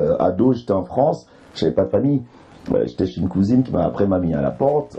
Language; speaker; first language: French; early bilingual, other home language; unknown